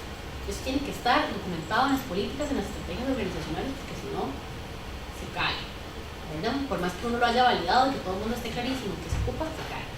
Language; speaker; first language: Spanish; native; Spanish